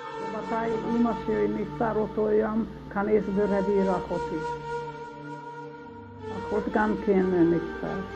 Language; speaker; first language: Hebrew; non-native, learner; Hungarian